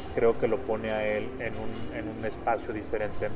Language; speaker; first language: Spanish; native; Spanish